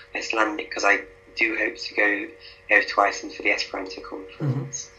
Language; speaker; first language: English; native; English